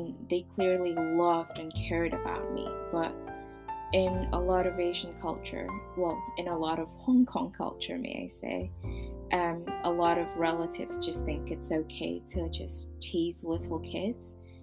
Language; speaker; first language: English; non-native, local second language; Cantonese